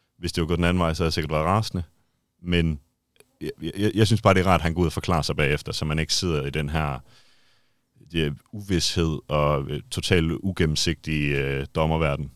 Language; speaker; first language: Danish; native; Danish